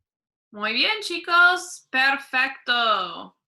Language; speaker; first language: Spanish; non-native, fluent; English